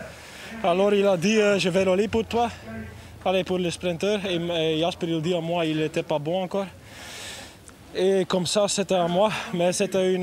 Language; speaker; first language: French; non-native, learner; Dutch